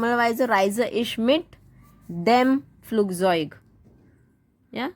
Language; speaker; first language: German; non-native, learner; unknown